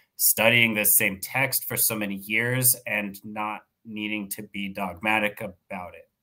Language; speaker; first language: English; native; English